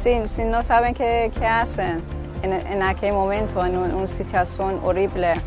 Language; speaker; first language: Spanish; non-native, learner; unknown